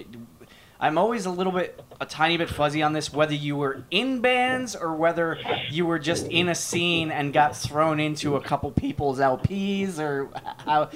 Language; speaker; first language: English; native; English